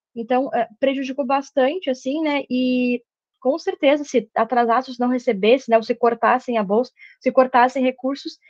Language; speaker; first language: Portuguese; native; Portuguese